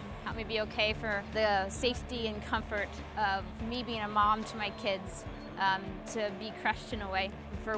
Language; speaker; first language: English; native; English